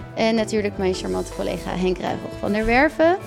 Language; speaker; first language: Dutch; native; Dutch